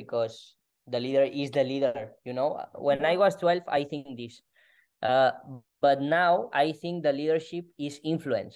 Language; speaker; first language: English; non-native, learner; Spanish